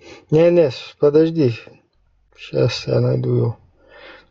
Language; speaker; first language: Russian; native; Russian